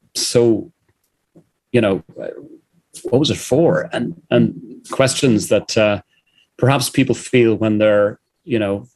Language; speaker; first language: English; native; English